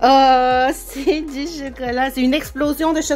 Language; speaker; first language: French; native; French